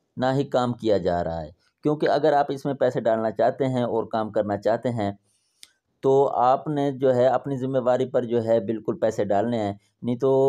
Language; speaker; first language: Urdu; non-native, local second language; Punjabi